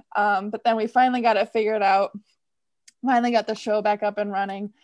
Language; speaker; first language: English; native; English